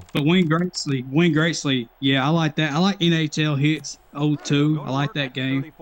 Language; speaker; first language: English; native; English